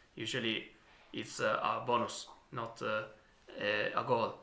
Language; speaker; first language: English; non-native, learner; Italian